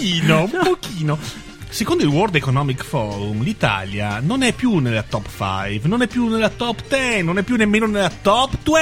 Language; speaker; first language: Italian; native; Italian